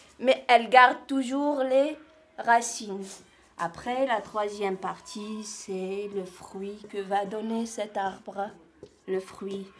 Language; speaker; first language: French; non-native, local second language; Kabyle